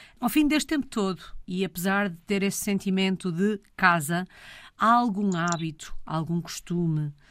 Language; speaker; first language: Portuguese; native; Portuguese